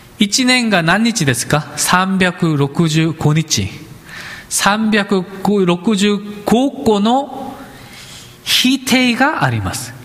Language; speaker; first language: Japanese; non-native, fluent; Korean